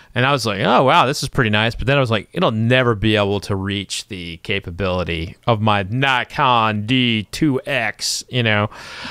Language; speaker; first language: English; native; English